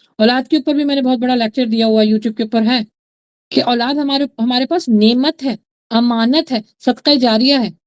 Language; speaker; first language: Urdu; native; Urdu